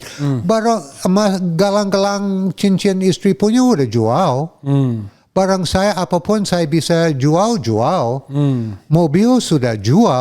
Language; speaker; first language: Indonesian; non-native, fluent; English